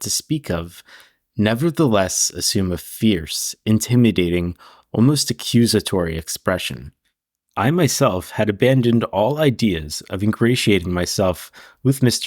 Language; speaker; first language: English; native; English